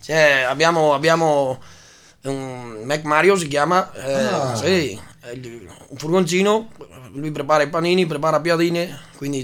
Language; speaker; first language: Italian; native; Italian